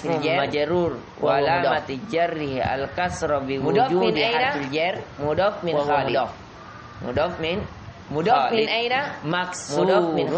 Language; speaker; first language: Arabic; non-native, fluent; Indonesian